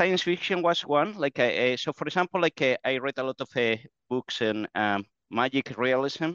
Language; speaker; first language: English; non-native, fluent; Spanish